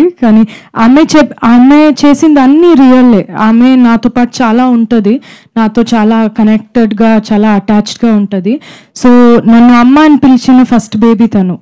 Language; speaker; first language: Telugu; non-native, fluent; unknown